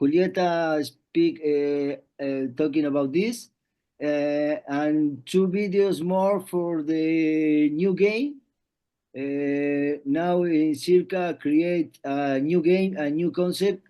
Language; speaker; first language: English; non-native, learner; Spanish